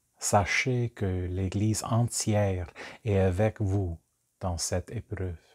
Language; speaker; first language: French; non-native, local second language; English